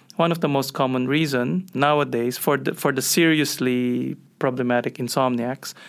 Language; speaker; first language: English; non-native, local second language; Filipino